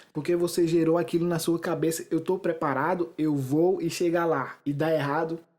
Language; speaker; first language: Portuguese; native; Portuguese